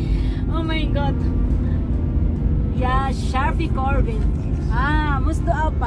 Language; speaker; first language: German; non-native, learner; Filipino